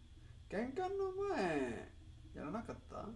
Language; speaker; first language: Japanese; non-native, learner; Spanish